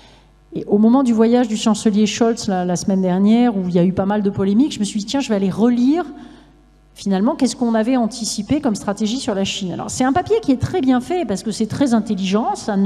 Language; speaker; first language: French; native; French